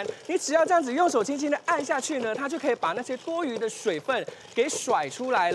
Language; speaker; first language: Chinese; native; Chinese